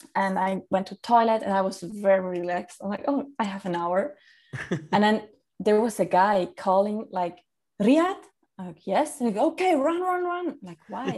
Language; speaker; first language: English; non-native, fluent; Swiss German